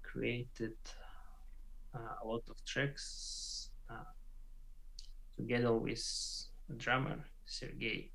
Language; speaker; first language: English; non-native, learner; Russian